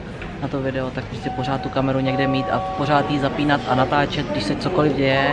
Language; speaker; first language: Czech; native; Czech